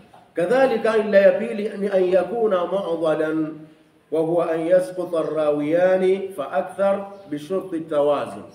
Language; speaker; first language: Arabic; non-native, fluent; Swahili